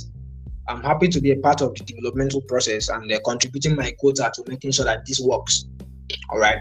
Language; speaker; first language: English; non-native, local second language; Igbo